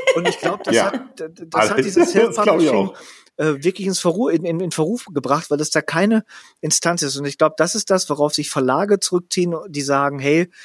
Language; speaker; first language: German; native; German